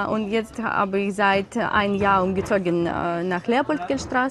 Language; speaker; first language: German; non-native, learner; Ukrainian